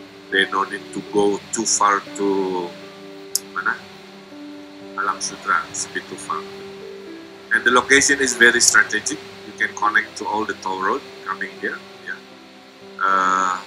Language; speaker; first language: English; non-native, fluent; Indonesian